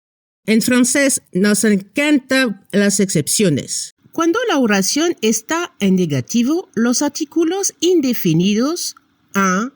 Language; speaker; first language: Spanish; non-native, fluent; French